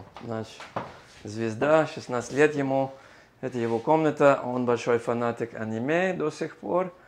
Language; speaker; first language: Russian; non-native, fluent; English